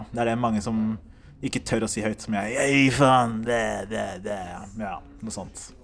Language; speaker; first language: Norwegian; early bilingual, other home language; Somali